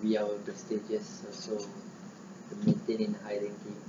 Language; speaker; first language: English; non-native, learner; Malay